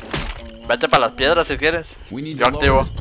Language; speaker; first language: Spanish; native; Spanish